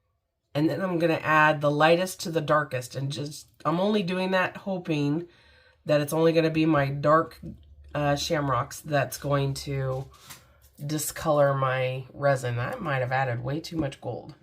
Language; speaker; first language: English; native; English